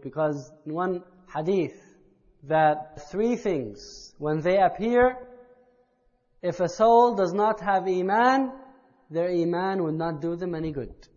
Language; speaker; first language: English; native; English